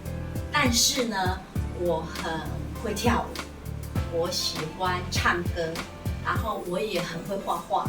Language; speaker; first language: Chinese; non-native, local second language; Min Nan Chinese